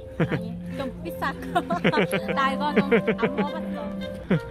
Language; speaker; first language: Korean; non-native, learner; Vietnamese